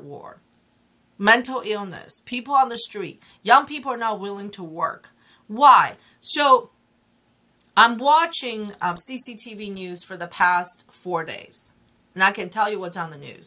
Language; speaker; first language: English; non-native, fluent; Chinese